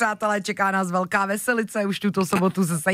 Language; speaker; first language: Czech; native; Czech